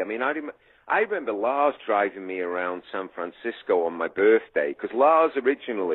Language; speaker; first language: English; native; English